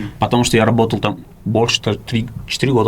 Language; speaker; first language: Russian; non-native, local second language; Uzbek